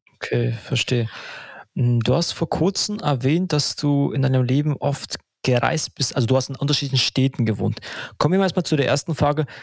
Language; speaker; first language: German; native; German